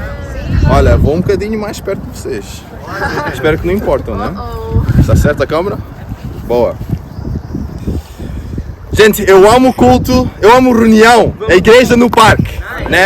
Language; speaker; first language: Portuguese; non-native, fluent; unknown